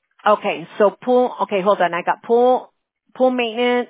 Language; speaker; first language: English; early bilingual, other home language; Spanish